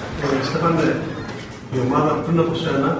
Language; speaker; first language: Greek; native; Greek